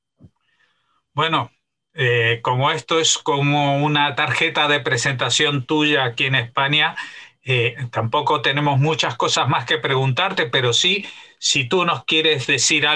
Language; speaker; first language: Spanish; native; Spanish